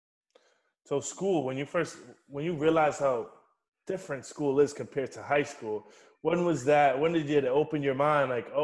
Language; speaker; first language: English; native; English